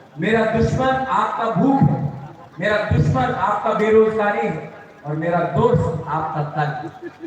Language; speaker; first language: Hindi; non-native, local second language; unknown